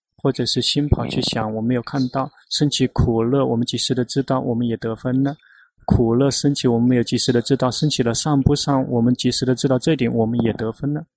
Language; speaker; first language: Chinese; non-native, fluent; Thai